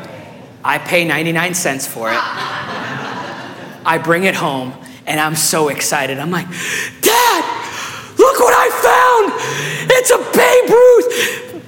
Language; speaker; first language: English; non-native, fluent; Spanish